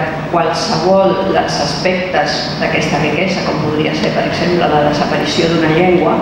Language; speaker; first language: Catalan; non-native, local second language; Spanish